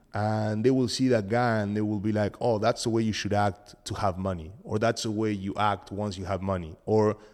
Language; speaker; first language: English; non-native, fluent; Spanish